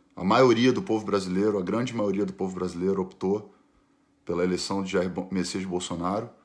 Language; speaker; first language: Portuguese; native; Portuguese